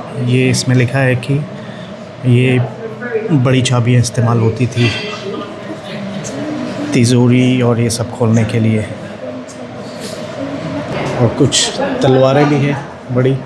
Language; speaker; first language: Hindi; native; Hindi